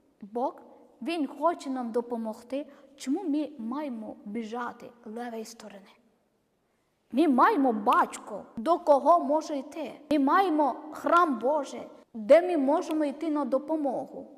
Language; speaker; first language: Ukrainian; non-native, learner; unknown